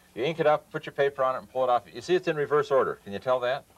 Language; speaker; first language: English; native; English